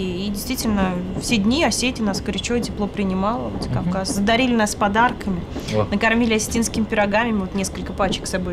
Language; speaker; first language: Russian; native; Russian